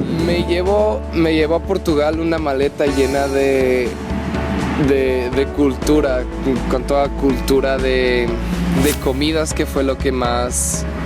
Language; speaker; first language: Spanish; non-native, learner; Portuguese